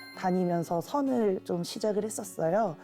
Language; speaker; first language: Korean; native; Korean